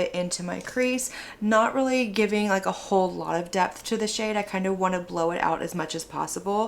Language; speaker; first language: English; native; English